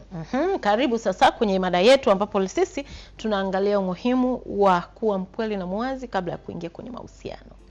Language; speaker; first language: Swahili; native; Swahili